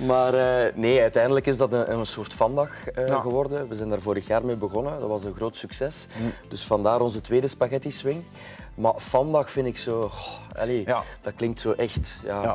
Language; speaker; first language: Dutch; native; Dutch